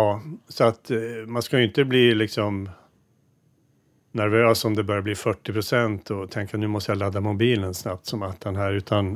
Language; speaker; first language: Swedish; native; Swedish